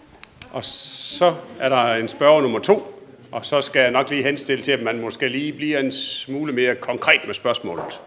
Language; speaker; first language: Danish; native; Danish